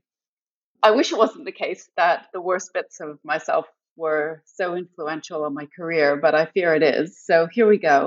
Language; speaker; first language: English; native; English